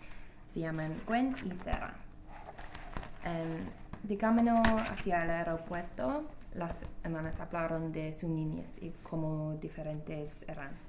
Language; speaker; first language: Spanish; non-native, learner; English